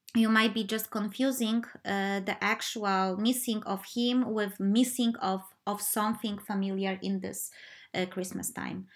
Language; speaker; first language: English; non-native, fluent; Polish